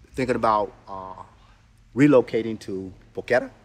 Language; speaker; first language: English; native; English